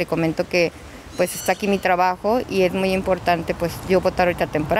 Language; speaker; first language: Spanish; native; Spanish